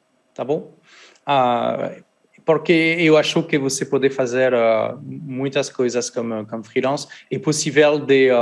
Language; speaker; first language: Portuguese; non-native, learner; French